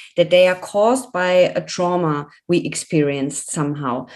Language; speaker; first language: English; non-native, fluent; German